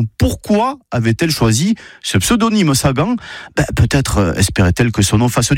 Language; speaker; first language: French; native; French